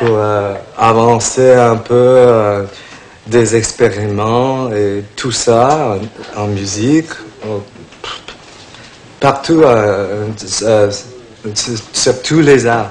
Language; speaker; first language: French; non-native, learner; English